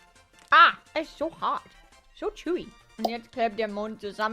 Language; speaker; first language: German; non-native, learner; English